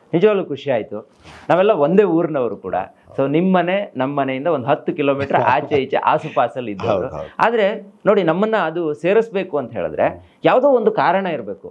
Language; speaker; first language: Kannada; native; Kannada